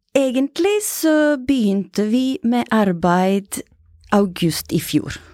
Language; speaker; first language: Norwegian; non-native, fluent; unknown